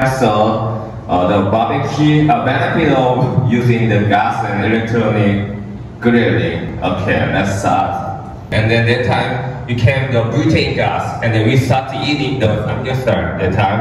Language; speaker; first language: English; non-native, learner; Korean